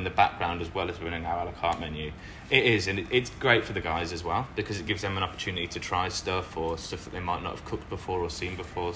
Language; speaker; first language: English; native; English